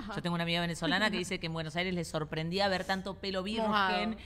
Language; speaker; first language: Spanish; native; Spanish